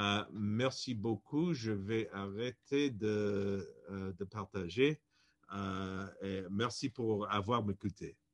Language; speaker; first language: French; non-native, fluent; English